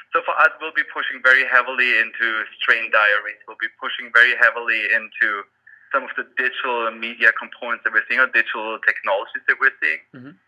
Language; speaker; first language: English; non-native, fluent; German